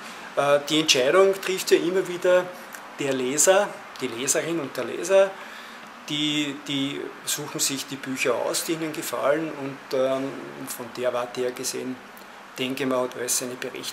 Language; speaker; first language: German; native; German